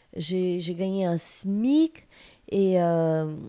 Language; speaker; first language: French; non-native, fluent; Portuguese